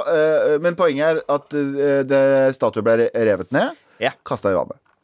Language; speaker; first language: Norwegian; early bilingual, other home language; Kurdish